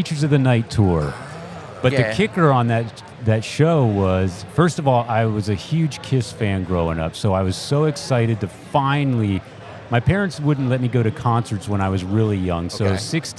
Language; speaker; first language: English; native; English